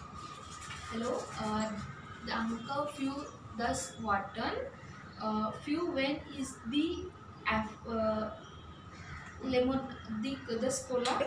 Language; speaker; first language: German; non-native, learner; Marathi